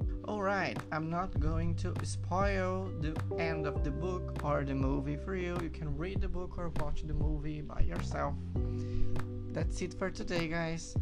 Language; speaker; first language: English; non-native, fluent; Portuguese